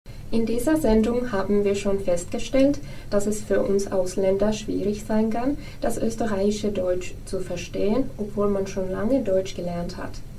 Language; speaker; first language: German; non-native, fluent; Finnish